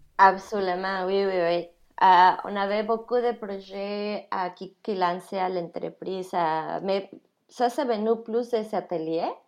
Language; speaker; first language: French; non-native, fluent; Spanish